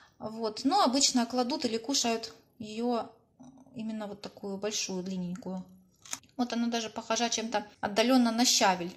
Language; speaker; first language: Russian; native; Russian